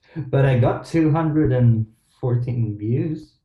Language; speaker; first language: English; non-native, fluent; Swedish